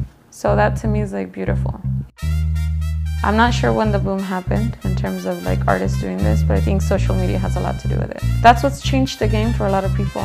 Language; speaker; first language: English; early bilingual, other home language; Spanish